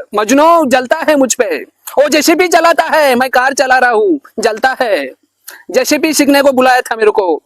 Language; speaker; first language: Hindi; non-native, local second language; Marathi